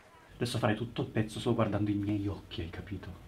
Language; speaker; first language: Italian; native; Italian